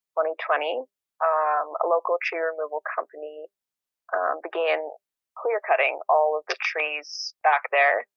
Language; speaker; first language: English; native; English